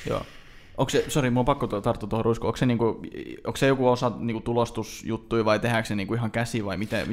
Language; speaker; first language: Finnish; native; Finnish